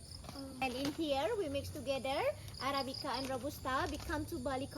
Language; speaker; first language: English; non-native, fluent; Indonesian